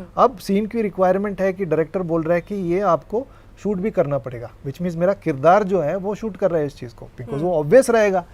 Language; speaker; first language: Hindi; non-native, local second language; Kodava